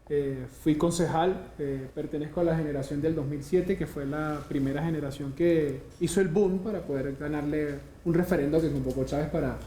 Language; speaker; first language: Spanish; native; Spanish